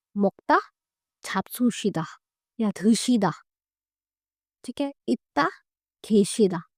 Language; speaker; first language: Korean; non-native, fluent; Hindi